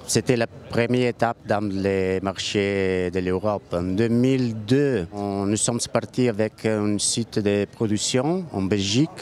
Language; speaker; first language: French; non-native, learner; Italian